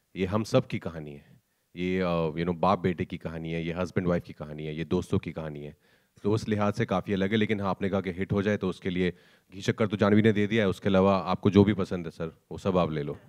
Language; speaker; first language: Hindi; native; Hindi